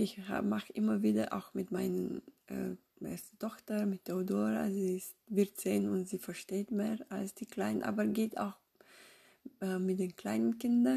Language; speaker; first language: German; non-native, fluent; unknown